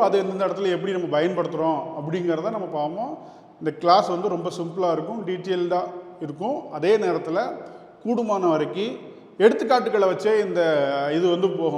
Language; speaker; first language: Tamil; native; Tamil